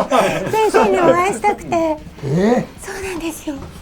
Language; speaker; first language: Japanese; native; Japanese